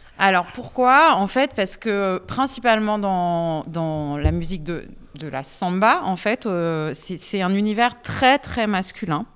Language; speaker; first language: French; native; French